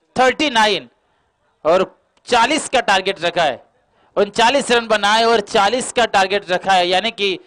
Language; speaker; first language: Hindi; non-native, local second language; Marathi